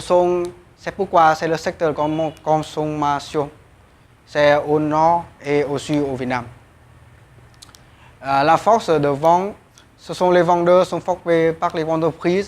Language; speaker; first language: French; non-native, learner; Vietnamese